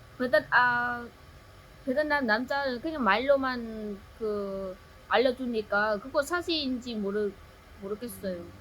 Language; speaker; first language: Korean; non-native, learner; Vietnamese